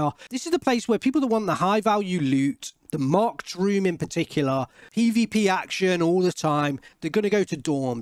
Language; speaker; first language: English; native; English